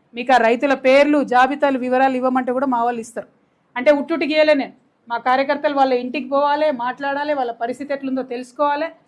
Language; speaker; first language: Telugu; native; Telugu